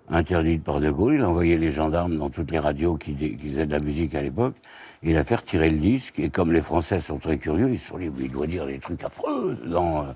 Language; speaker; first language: French; native; French